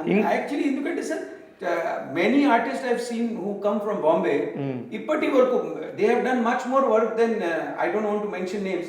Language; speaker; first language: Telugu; non-native, local second language; Hindi